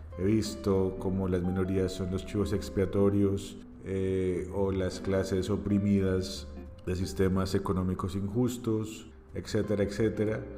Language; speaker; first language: Spanish; native; Spanish